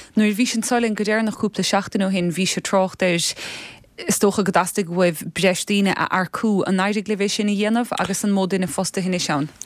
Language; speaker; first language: Irish; native; Irish